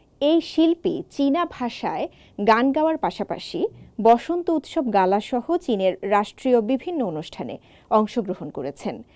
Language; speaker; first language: Bangla; native; Bangla